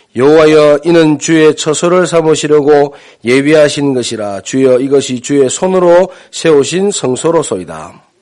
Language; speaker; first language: Korean; native; Korean